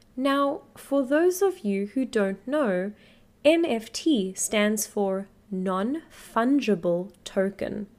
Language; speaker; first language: English; native; English